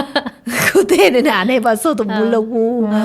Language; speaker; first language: Korean; non-native, learner; Vietnamese